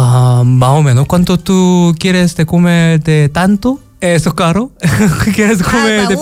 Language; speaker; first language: Spanish; non-native, learner; Korean